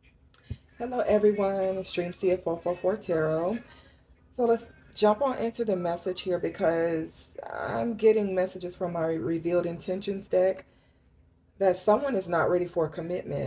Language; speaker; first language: English; native; English